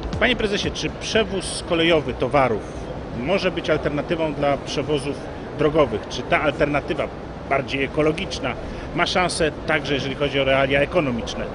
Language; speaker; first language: Polish; native; Polish